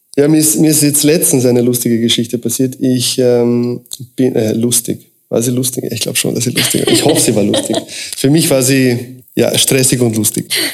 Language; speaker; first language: German; early bilingual, other home language; Croatian